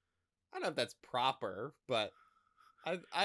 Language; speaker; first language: English; native; English